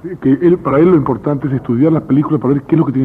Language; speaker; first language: Spanish; native; Spanish